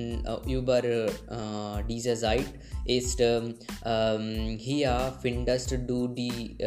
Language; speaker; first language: German; non-native, learner; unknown